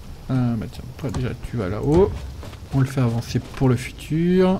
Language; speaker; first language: French; native; French